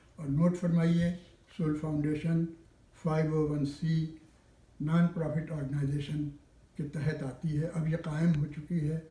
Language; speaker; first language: Urdu; native; Urdu